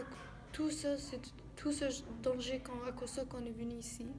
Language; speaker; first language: French; early bilingual, other home language; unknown